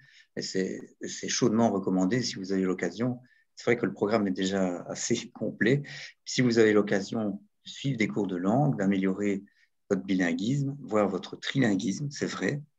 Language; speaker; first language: French; native; French